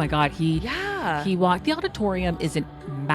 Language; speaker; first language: English; native; English